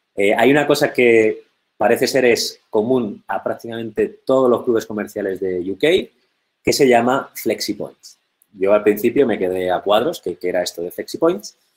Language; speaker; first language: Spanish; native; Spanish